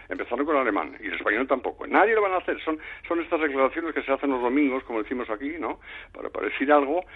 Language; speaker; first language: Spanish; non-native, fluent; German